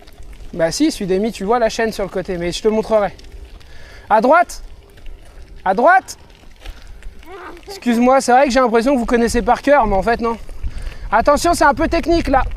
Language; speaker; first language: French; native; French